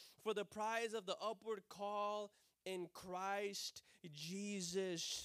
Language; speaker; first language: English; early bilingual, other home language; Spanish